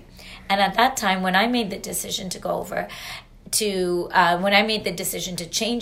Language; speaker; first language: English; native; English